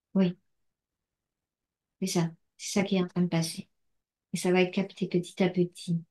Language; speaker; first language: French; native; French